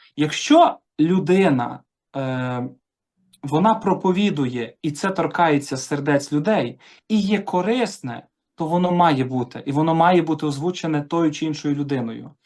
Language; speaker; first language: Ukrainian; native; Ukrainian